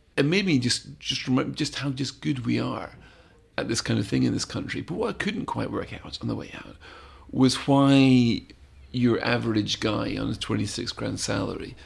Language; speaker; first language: English; native; English